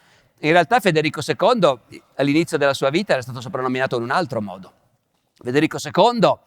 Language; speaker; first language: Italian; native; Italian